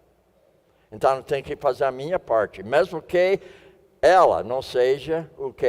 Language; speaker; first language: Portuguese; non-native, fluent; English